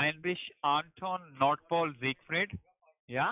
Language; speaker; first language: German; non-native, learner; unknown